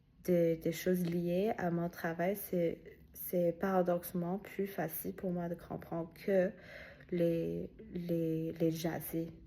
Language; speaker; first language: French; non-native, learner; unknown